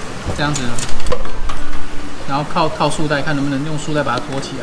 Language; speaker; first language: Chinese; native; Chinese